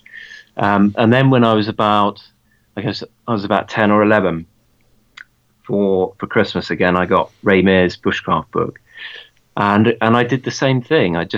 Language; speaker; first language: English; native; English